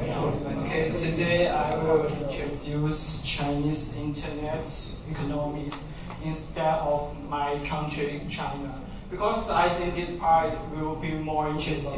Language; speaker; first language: English; non-native, learner; Chinese